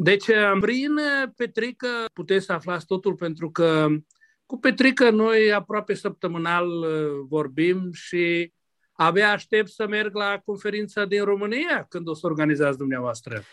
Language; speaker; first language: Romanian; non-native, local second language; Hungarian